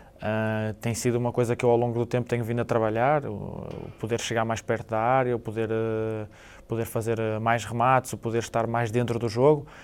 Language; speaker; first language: Portuguese; native; Portuguese